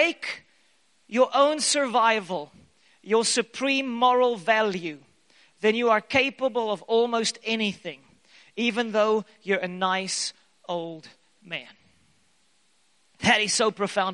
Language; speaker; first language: English; native; English